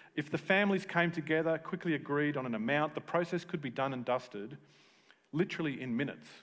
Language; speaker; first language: English; native; English